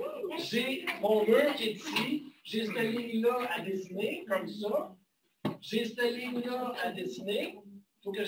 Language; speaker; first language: French; native; French